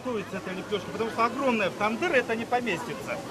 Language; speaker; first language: Russian; non-native, local second language; Kyrgyz